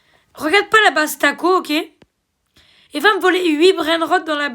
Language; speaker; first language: French; native; French